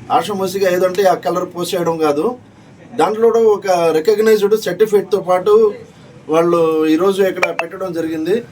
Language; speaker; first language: Telugu; native; Telugu